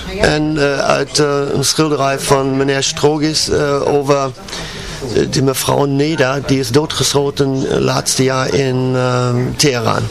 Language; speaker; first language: Dutch; non-native, learner; German